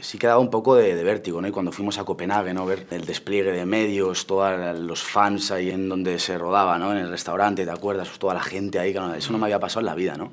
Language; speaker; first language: Spanish; native; Spanish